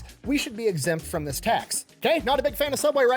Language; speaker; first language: English; native; English